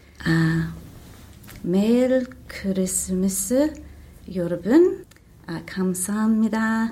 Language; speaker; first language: Korean; non-native, learner; English